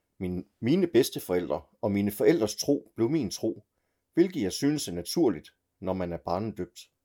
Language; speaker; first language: Danish; native; Danish